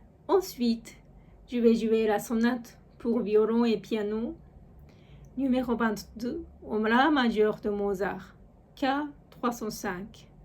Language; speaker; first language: French; non-native, fluent; Japanese